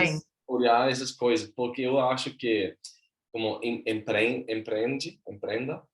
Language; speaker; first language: Portuguese; non-native, learner; Swedish